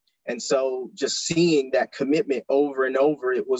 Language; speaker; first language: English; native; English